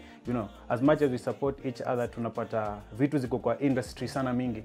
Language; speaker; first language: English; non-native, local second language; Luo (Kenya and Tanzania)